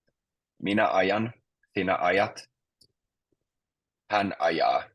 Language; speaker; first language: Finnish; non-native, fluent; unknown